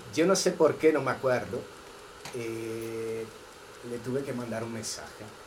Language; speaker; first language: Spanish; non-native, fluent; Italian